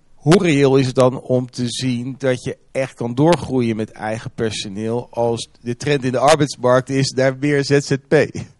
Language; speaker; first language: Dutch; native; Dutch